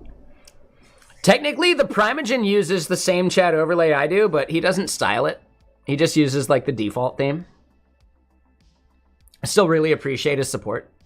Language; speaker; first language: English; native; English